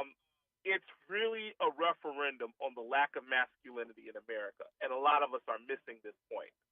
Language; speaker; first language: English; native; English